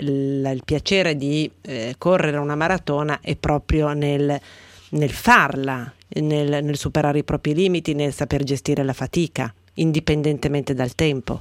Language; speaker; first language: Italian; native; Italian